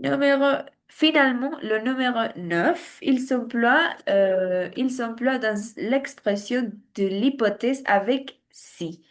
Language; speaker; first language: French; non-native, learner; Spanish